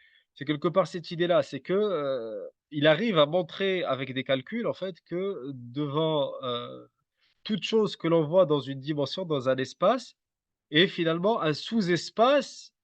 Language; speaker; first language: French; native; French